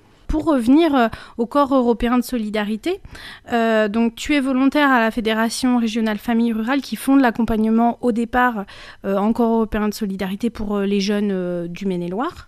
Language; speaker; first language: French; native; French